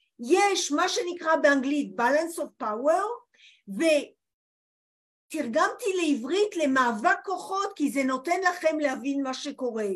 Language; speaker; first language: Hebrew; non-native, fluent; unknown